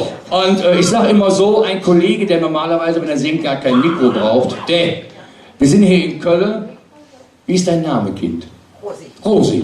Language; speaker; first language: German; native; German